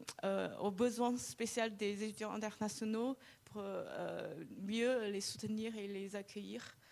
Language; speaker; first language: French; non-native, fluent; Chinese